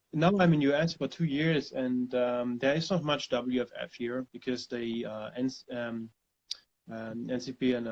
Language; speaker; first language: English; non-native, fluent; German